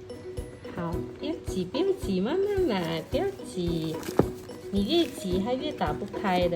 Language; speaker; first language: Chinese; native; Chinese